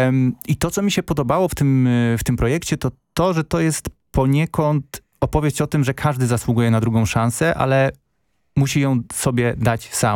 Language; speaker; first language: Polish; native; Polish